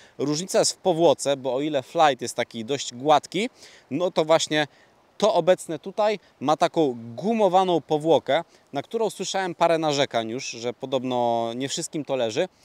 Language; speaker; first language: Polish; native; Polish